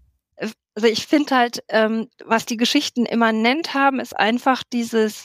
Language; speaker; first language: German; native; German